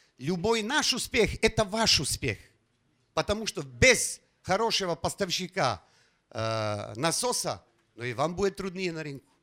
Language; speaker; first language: Russian; non-native, fluent; Slovenian